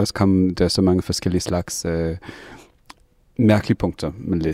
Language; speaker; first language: Danish; non-native, fluent; English